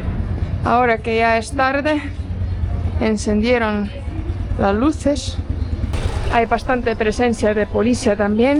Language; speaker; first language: Spanish; non-native, fluent; Estonian